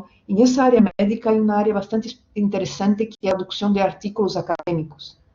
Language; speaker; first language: Spanish; non-native, fluent; Portuguese